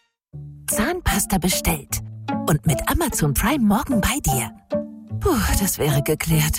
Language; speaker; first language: German; native; German